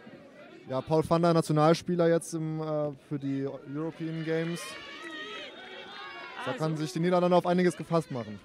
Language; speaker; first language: German; native; German